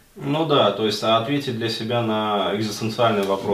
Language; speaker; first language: Russian; native; Russian